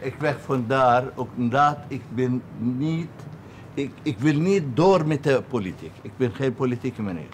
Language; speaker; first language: Dutch; non-native, learner; Arabic